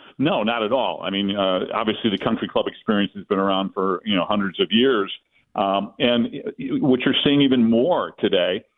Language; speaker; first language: English; native; English